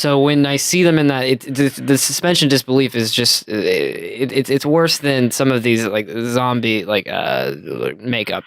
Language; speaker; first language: English; native; English